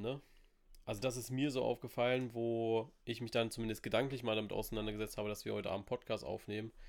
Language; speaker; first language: German; native; German